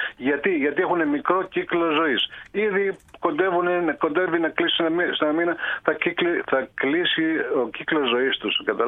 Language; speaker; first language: Greek; native; Greek